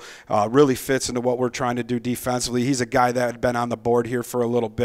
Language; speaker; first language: English; native; English